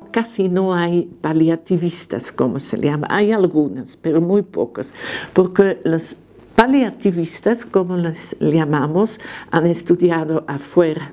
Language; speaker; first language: Spanish; non-native, fluent; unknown